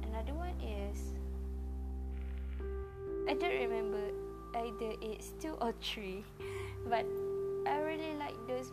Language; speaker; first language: English; non-native, local second language; Malay